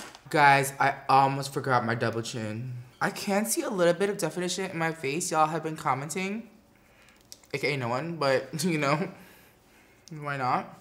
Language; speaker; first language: English; native; English